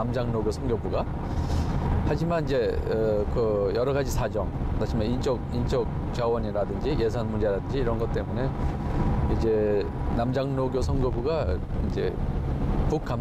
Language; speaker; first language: Korean; native; Korean